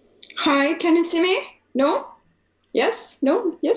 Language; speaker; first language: English; non-native, fluent; Russian